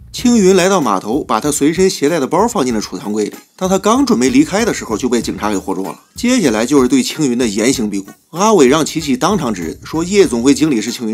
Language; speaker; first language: Chinese; native; Chinese